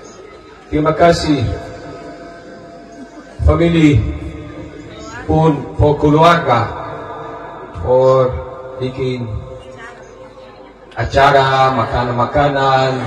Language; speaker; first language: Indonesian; non-native, learner; Dutch